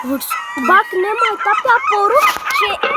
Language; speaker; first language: Bulgarian; non-native, local second language; Turkish